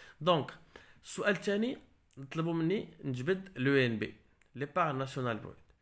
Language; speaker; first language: French; non-native, local second language; Arabic